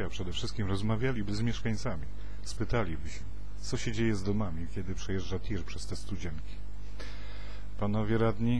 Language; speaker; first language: Polish; native; Polish